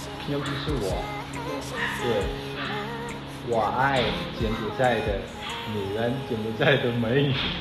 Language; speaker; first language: Chinese; non-native, learner; Khmer